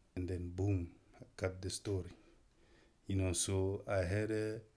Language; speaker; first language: English; non-native, local second language; Tswana